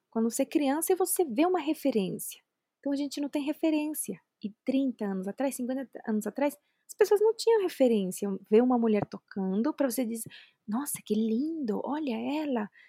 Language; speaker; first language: Portuguese; non-native, fluent; Spanish